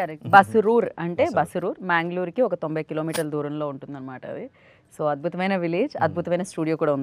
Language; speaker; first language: Telugu; native; Telugu